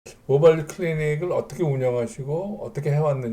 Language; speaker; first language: Korean; native; Korean